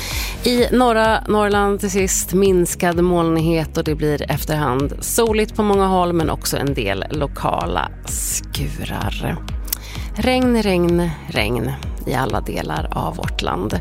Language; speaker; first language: Swedish; native; Swedish